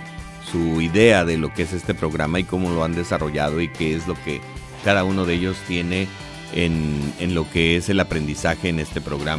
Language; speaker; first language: Spanish; native; Spanish